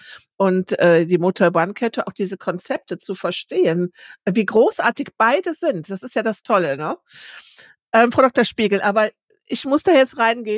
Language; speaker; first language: German; native; German